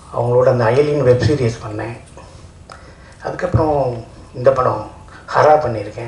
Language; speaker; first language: Tamil; native; Tamil